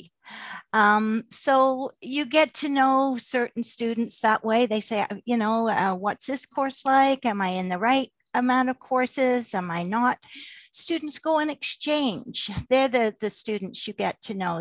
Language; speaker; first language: English; native; English